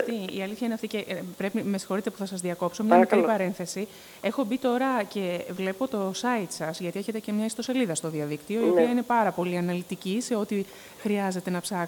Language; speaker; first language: Greek; native; Greek